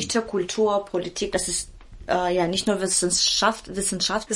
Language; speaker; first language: German; non-native, fluent; Russian